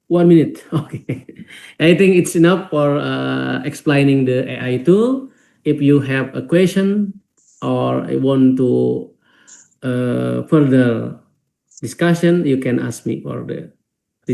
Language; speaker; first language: English; non-native, fluent; Indonesian